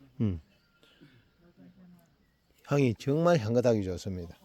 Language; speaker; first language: Korean; native; Korean